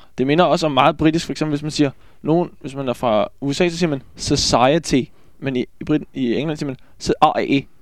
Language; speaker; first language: Danish; native; Danish